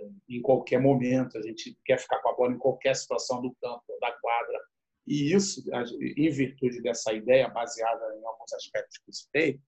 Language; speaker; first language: Portuguese; native; Portuguese